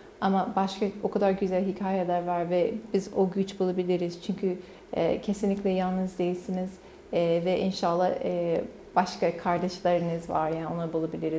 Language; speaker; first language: Turkish; non-native, learner; English